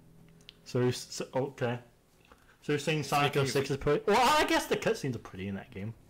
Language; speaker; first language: English; native; English